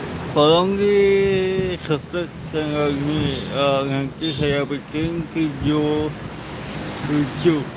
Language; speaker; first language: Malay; non-native, local second language; Balinese